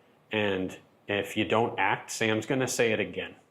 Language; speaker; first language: English; native; English